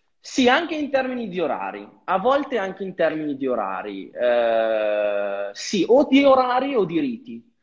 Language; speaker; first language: Italian; native; Italian